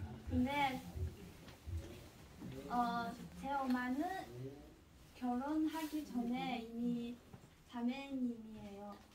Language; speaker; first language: Korean; non-native, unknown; Chinese